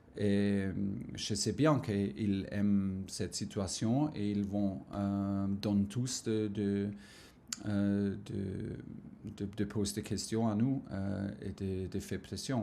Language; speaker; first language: French; non-native, fluent; German